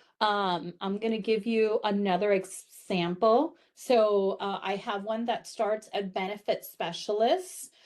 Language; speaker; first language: English; native; English